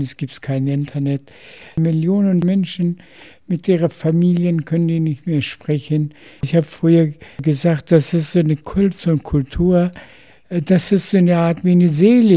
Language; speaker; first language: German; non-native, fluent; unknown